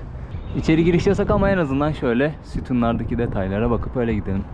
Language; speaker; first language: Turkish; native; Turkish